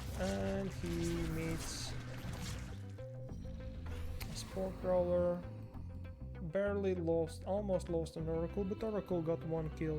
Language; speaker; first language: English; non-native, fluent; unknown